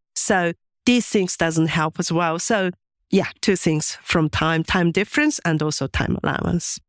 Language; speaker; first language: English; non-native, fluent; Japanese